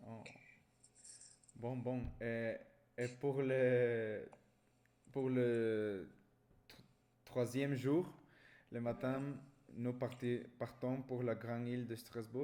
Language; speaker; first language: French; non-native, learner; Spanish